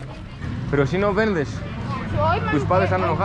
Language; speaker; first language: Spanish; non-native, learner; Greek